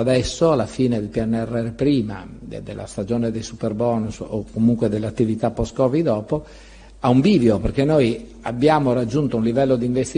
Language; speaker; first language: Italian; native; Italian